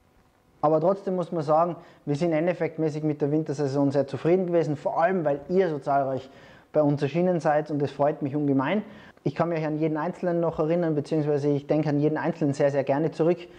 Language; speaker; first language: German; native; German